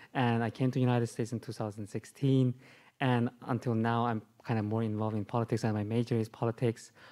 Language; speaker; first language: English; non-native, learner; Chinese